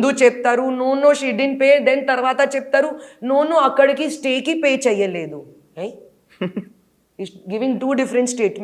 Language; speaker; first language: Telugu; non-native, local second language; Hindi